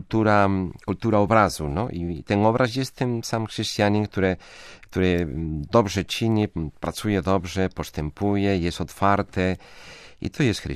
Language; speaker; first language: Polish; non-native, fluent; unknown